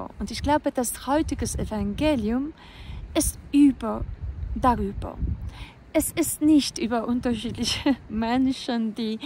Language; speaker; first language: German; non-native, fluent; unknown